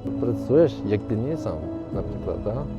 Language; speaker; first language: Ukrainian; non-native, learner; Persian